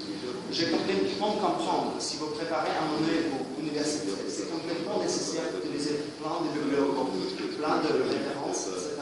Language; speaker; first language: French; non-native, learner; Russian